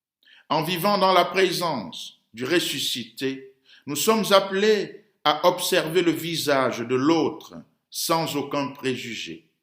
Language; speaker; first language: French; native; French